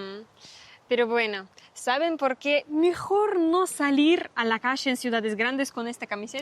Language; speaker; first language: Spanish; non-native, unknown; Russian